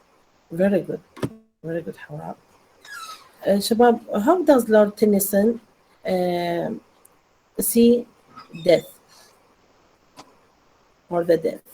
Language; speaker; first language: English; non-native, learner; Arabic